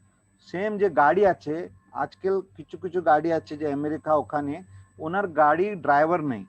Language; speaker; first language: Bangla; non-native, learner; Hindi